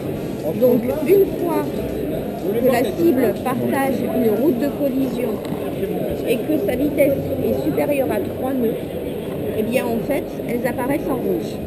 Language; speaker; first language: French; native; French